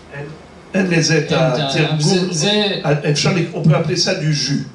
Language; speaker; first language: Hebrew; non-native, fluent; French